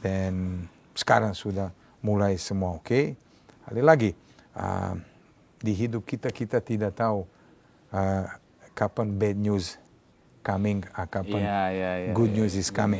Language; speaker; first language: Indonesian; non-native, fluent; Serbian